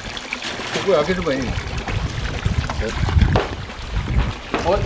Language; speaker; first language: Japanese; native; Japanese